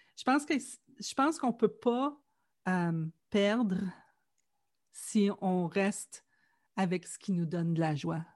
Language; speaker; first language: French; native; French